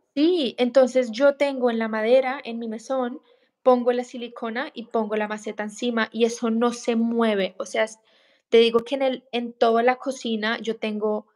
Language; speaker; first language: Spanish; native; Spanish